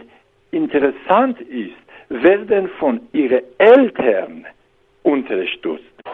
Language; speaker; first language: German; non-native, learner; Persian